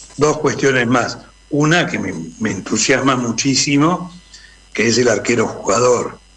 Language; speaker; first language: Spanish; native; Spanish